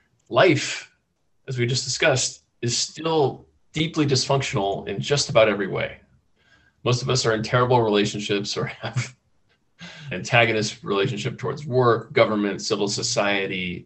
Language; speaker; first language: English; native; English